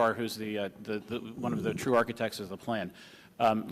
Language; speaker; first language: English; native; English